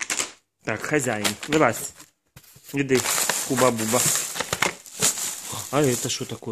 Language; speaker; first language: Russian; non-native, local second language; Ukrainian